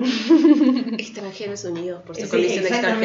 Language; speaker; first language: Spanish; native; Spanish